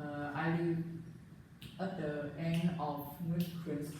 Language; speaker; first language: English; non-native, learner; Vietnamese